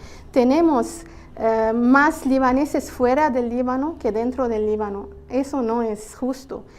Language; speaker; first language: Spanish; non-native, fluent; Arabic